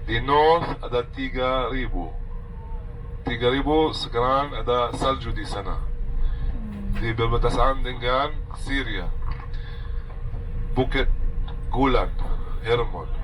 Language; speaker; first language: Indonesian; non-native, fluent; Arabic